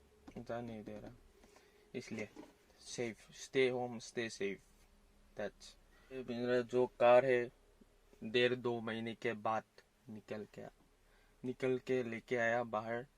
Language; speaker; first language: Hindi; non-native, local second language; Assamese